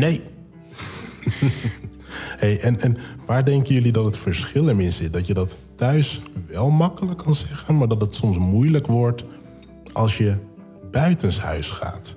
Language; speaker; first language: Dutch; native; Dutch